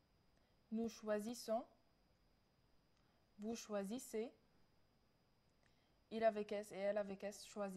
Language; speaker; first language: French; non-native, learner; Arabic